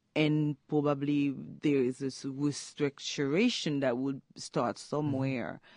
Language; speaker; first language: English; non-native, fluent; Haitian Creole